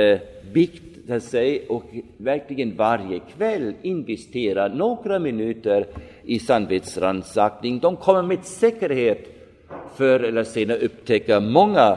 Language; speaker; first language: Swedish; non-native, fluent; German